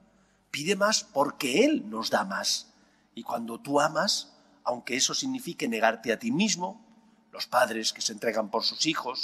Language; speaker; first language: Spanish; native; Spanish